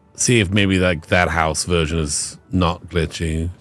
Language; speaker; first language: English; native; English